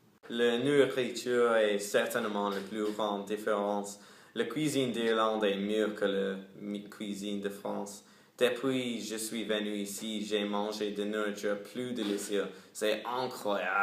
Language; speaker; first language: French; non-native, learner; English